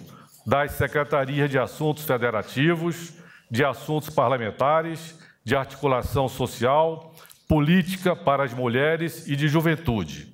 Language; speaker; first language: Portuguese; native; Portuguese